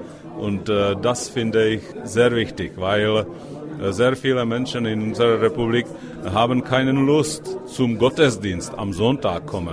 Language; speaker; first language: German; non-native, fluent; Czech